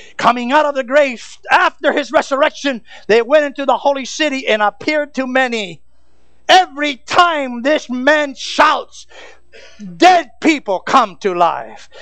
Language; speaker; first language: English; native; English